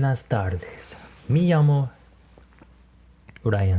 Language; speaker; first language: Spanish; non-native, learner; English